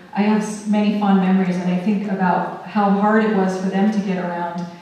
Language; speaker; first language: English; native; English